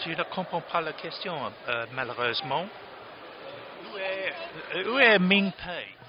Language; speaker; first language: French; non-native, learner; German